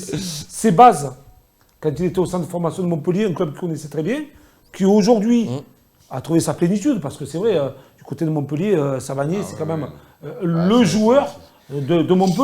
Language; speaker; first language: French; native; French